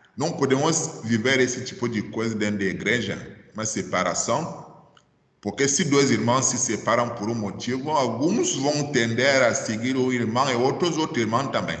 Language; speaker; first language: Portuguese; non-native, fluent; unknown